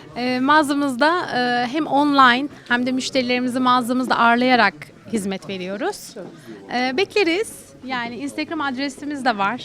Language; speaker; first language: Turkish; native; Turkish